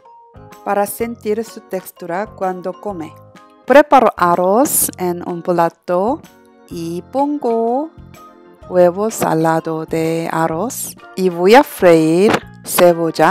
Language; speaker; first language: Spanish; non-native, learner; Korean